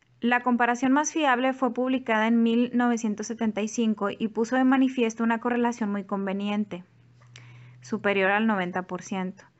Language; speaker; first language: Spanish; native; Spanish